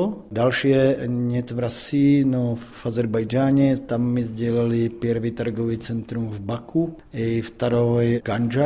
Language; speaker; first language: Russian; non-native, fluent; Czech